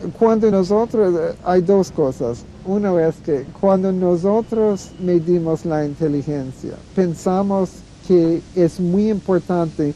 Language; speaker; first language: Spanish; non-native, fluent; English